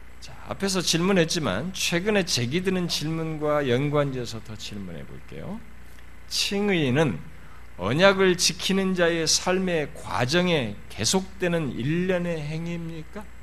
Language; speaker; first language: Korean; native; Korean